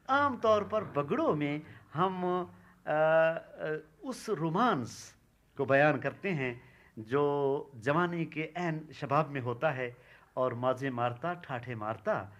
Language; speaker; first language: Urdu; non-native, local second language; Saraiki